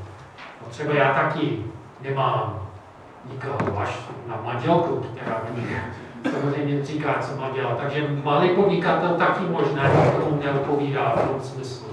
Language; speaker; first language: Czech; non-native, fluent; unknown